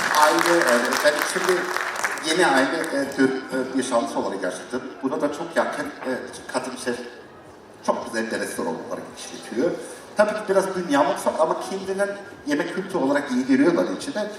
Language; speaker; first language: Turkish; non-native, learner; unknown